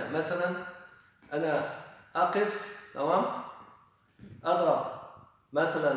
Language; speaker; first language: Arabic; non-native, learner; Polish